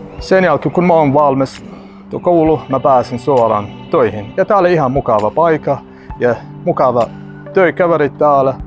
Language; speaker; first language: Finnish; non-native, learner; Arabic